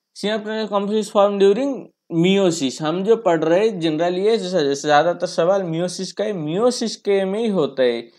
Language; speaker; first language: Hindi; non-native, local second language; Bangla